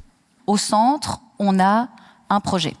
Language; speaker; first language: French; native; French